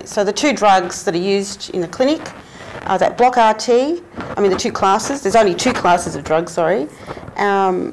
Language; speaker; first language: English; native; English